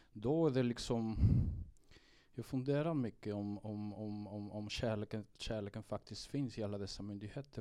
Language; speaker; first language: Swedish; non-native, fluent; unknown